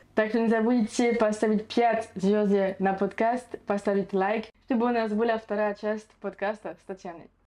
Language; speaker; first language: Russian; non-native, fluent; French